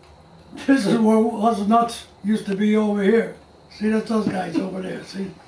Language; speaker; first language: English; native; English